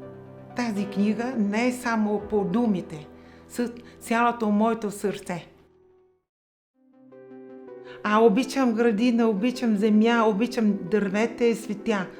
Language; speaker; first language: Bulgarian; non-native, fluent; Vietnamese